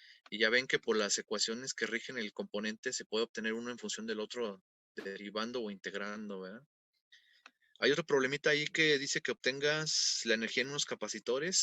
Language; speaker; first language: Spanish; native; Spanish